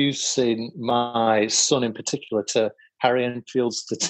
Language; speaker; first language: English; native; English